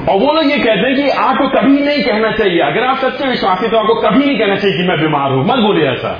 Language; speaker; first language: Hindi; native; Hindi